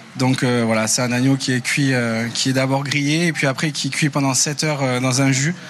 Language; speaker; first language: French; native; French